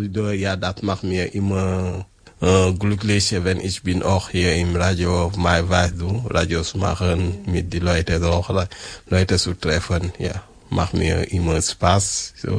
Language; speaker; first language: German; non-native, learner; French